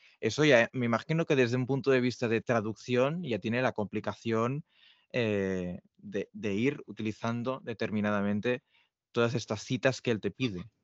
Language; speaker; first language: Spanish; non-native, local second language; Catalan